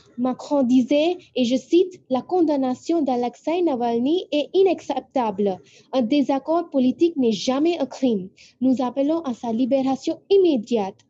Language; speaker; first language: French; non-native, fluent; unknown